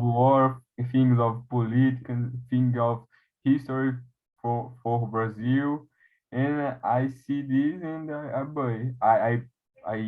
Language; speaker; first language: English; non-native, learner; Portuguese